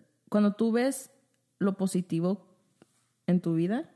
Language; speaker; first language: Spanish; early bilingual, heritage; Spanish